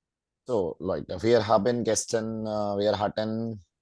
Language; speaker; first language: German; non-native, fluent; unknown